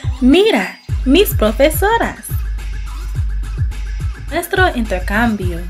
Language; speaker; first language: Spanish; non-native, learner; English